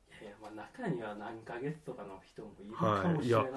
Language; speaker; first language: Japanese; native; Japanese